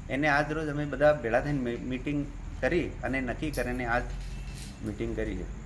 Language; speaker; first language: Gujarati; non-native, local second language; Bhili